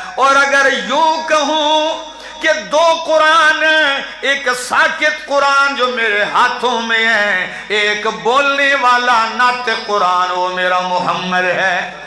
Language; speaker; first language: Urdu; non-native, local second language; Pashto